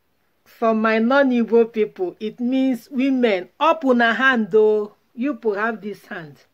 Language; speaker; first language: English; non-native, local second language; Igbo